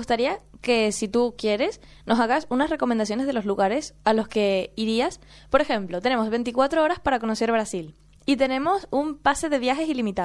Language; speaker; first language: Spanish; native; Spanish